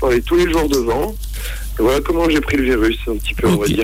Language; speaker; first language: French; native; French